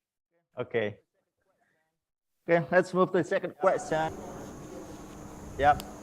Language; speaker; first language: English; non-native, learner; Indonesian